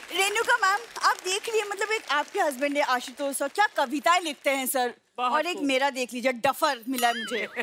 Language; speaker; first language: Hindi; native; Hindi